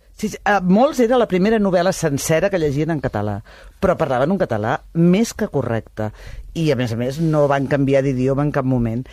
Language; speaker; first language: Catalan; native; Catalan